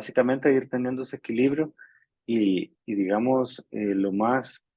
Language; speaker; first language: Spanish; native; Spanish